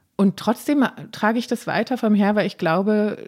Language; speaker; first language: German; native; German